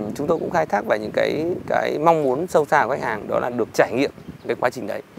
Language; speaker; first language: Vietnamese; native; Vietnamese